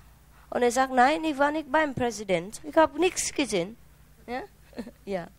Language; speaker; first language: German; non-native, learner; Vietnamese